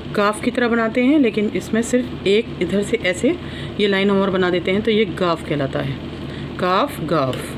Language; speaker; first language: Hindi; native; Hindi